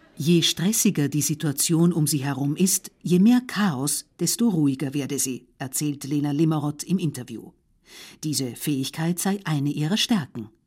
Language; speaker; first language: German; native; German